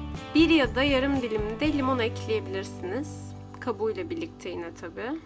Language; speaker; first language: Turkish; native; Turkish